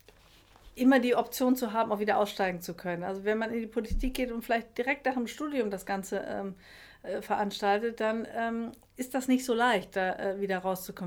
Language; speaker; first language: German; native; German